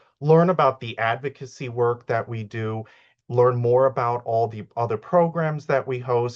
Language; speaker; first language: English; native; English